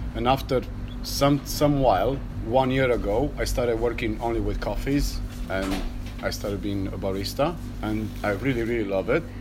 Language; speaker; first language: English; non-native, learner; Romanian